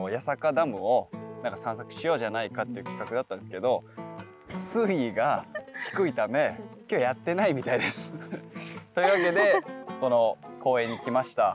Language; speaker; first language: Japanese; native; Japanese